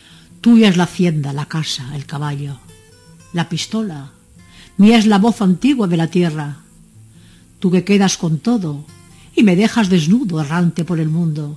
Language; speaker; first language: Spanish; native; Spanish